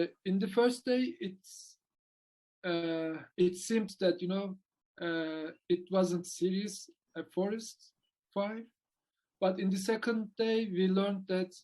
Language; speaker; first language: English; non-native, learner; Turkish